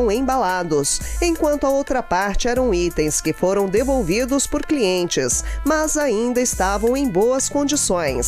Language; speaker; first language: Portuguese; native; Portuguese